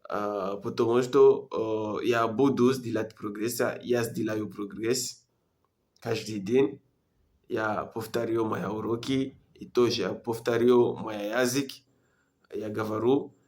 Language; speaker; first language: Russian; non-native, learner; French